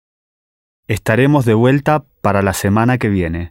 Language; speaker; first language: Spanish; non-native, learner; English